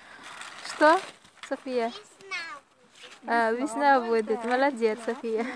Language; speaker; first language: Russian; non-native, learner; Filipino